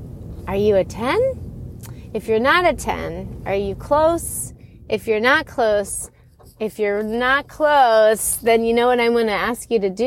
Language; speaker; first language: English; native; English